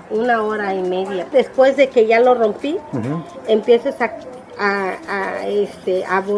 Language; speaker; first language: Spanish; native; Spanish